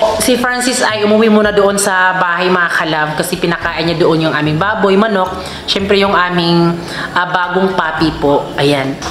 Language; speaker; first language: Filipino; non-native, local second language; Cebuano